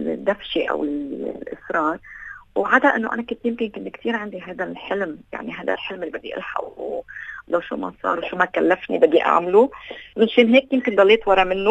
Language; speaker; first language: Arabic; native; Arabic